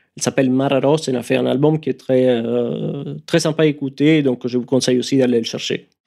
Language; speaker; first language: French; non-native, fluent; Italian